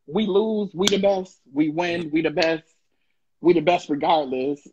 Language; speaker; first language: English; native; English